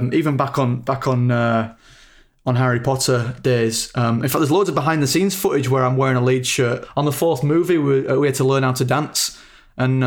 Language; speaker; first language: English; native; English